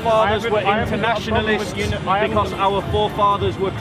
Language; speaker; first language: English; native; English